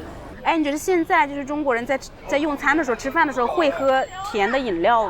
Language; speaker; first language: Chinese; native; Chinese